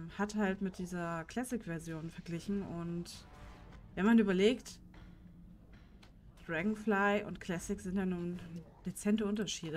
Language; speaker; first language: German; native; German